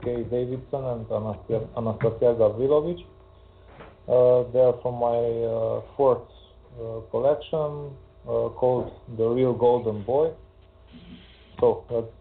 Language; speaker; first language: English; non-native, fluent; Hungarian